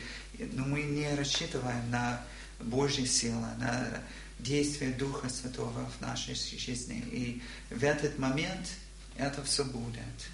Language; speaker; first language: Russian; non-native, learner; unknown